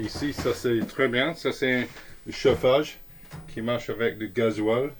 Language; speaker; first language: French; non-native, fluent; English